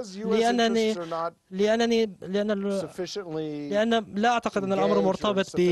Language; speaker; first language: Arabic; non-native, fluent; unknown